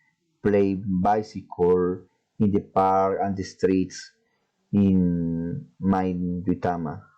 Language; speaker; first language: English; non-native, learner; Spanish